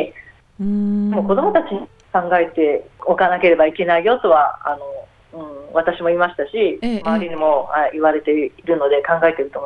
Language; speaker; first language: Japanese; native; Japanese